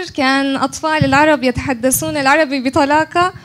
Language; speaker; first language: Arabic; non-native, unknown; Turkish